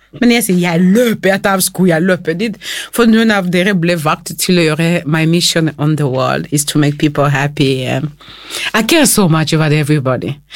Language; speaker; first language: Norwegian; non-native, fluent; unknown